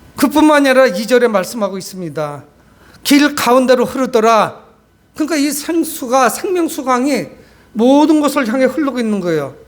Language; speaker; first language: Korean; native; Korean